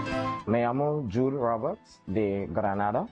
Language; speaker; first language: Spanish; non-native, learner; English